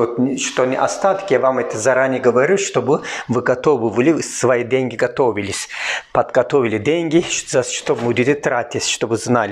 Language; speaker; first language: Russian; non-native, fluent; Turkish